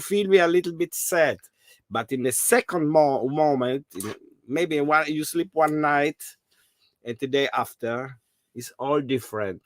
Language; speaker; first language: English; non-native, learner; German